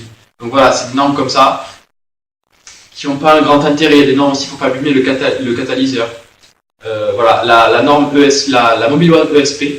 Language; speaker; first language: French; native; French